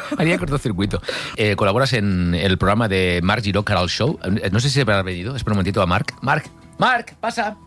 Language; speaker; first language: Spanish; native; Spanish